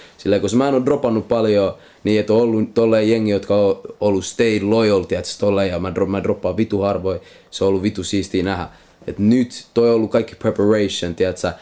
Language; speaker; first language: Finnish; non-native, local second language; Swedish